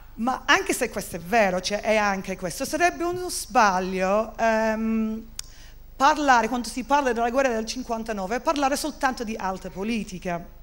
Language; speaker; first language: Italian; non-native, fluent; English